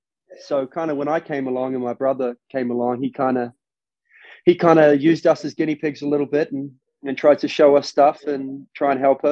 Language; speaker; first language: English; native; English